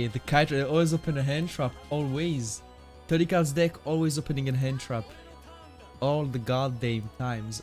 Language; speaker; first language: English; non-native, fluent; French